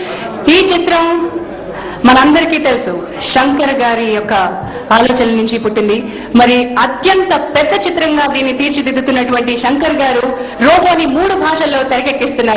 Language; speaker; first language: Telugu; native; Telugu